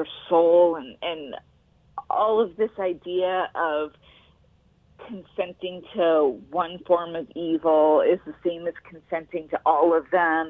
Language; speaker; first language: English; native; English